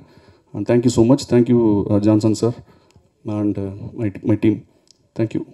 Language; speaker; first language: Tamil; native; Tamil